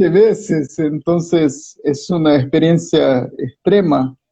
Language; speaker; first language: Spanish; non-native, fluent; Portuguese